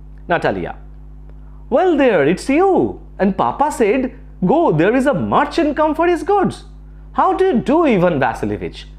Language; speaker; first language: English; non-native, local second language; Bangla